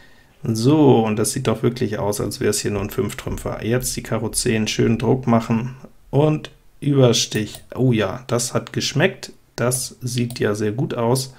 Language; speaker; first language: German; native; German